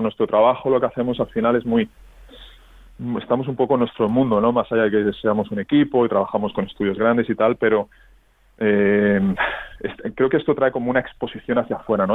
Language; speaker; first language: Spanish; native; Spanish